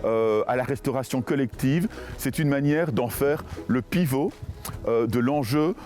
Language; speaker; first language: French; native; French